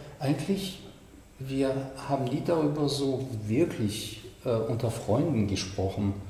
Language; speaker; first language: German; non-native, fluent; French